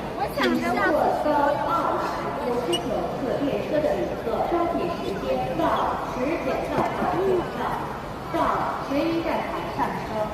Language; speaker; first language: Chinese; native; Chinese